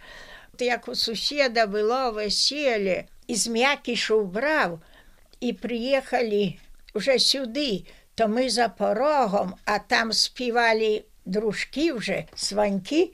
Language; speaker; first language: Ukrainian; native; Ukrainian